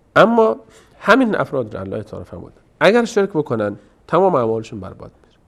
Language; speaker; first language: Persian; native; Persian